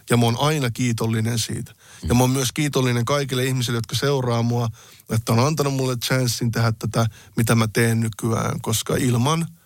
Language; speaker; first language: Finnish; early bilingual, other home language; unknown